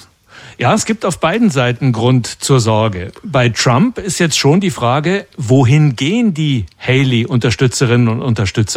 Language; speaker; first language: German; native; German